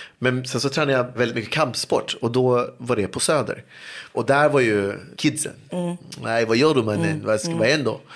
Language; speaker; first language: Swedish; early bilingual, other home language; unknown